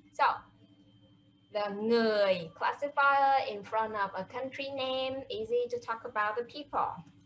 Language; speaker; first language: English; non-native, fluent; Vietnamese